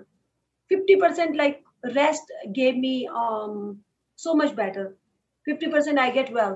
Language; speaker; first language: English; non-native, local second language; Hindi